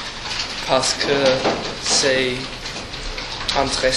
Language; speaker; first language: French; non-native, learner; English